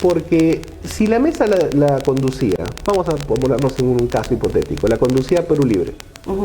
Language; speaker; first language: Spanish; native; Spanish